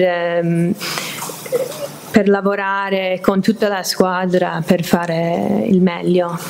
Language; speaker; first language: Italian; non-native, fluent; English